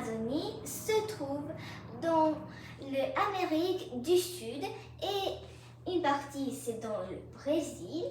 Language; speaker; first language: French; non-native, learner; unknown